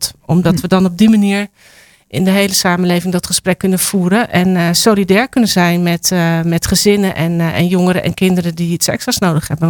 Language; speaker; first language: Dutch; native; Dutch